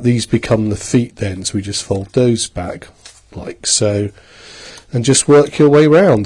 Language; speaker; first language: English; native; English